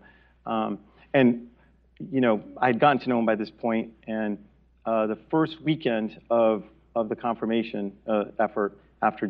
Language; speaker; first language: English; native; English